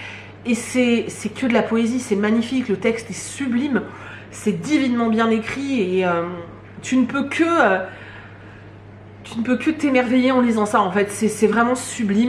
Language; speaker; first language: French; native; French